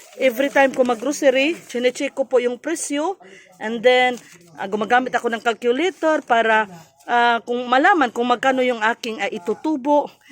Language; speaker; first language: Filipino; non-native, local second language; Cebuano